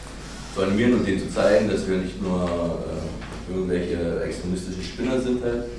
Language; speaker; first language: German; native; German